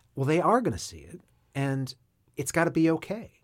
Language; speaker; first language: English; native; English